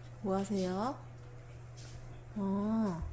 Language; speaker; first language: Korean; native; Korean